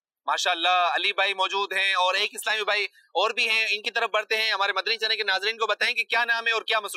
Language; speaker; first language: Urdu; native; Urdu